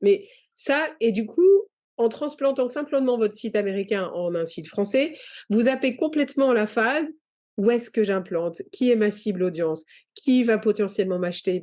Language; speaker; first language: French; native; French